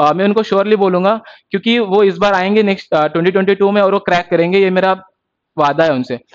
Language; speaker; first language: Hindi; non-native, local second language; Marathi